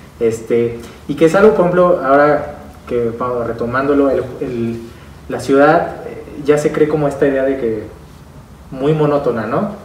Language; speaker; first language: Spanish; native; Spanish